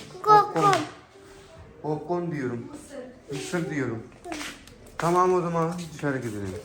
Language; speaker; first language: Turkish; non-native, learner; Urdu